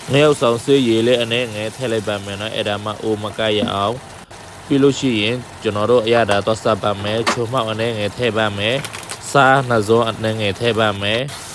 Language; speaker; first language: Burmese; non-native, local second language; Mon